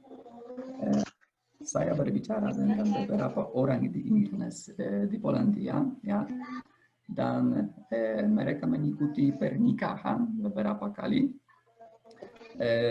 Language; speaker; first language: Indonesian; non-native, fluent; Polish